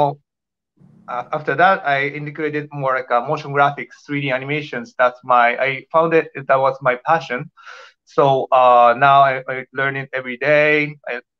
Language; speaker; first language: English; non-native, fluent; Japanese